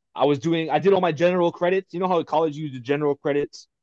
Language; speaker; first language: English; native; English